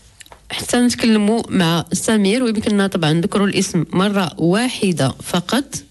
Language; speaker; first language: Arabic; native; Arabic